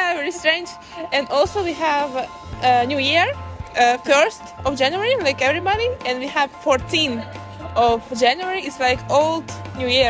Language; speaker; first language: English; non-native, learner; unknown